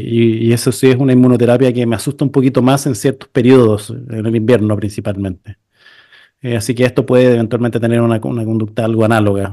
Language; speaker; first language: Spanish; native; Spanish